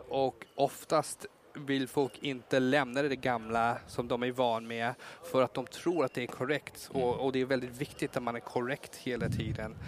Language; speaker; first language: Swedish; non-native, fluent; English